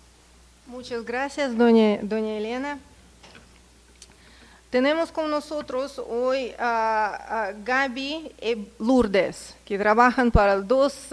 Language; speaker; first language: Spanish; non-native, learner; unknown